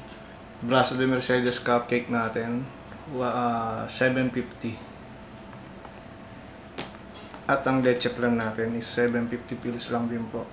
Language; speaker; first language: Filipino; native; Filipino